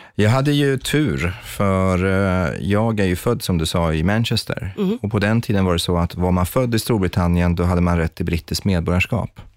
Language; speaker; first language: Swedish; early bilingual, other home language; Persian